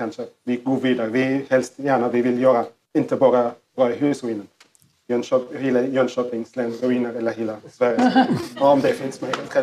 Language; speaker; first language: Swedish; non-native, learner; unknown